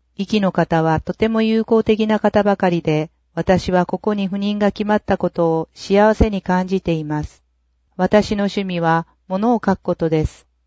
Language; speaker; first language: Japanese; native; Japanese